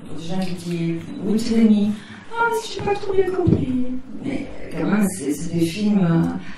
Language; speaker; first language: French; non-native, fluent; Italian